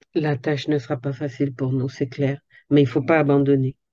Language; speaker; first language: French; native; French